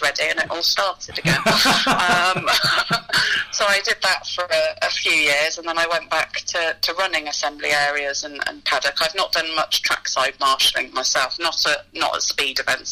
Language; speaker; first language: English; native; English